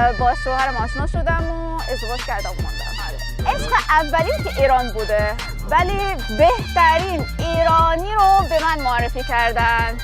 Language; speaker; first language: Persian; non-native, fluent; Arabic